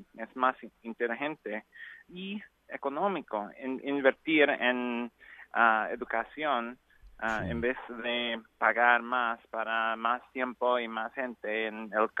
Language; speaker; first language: Spanish; non-native, learner; English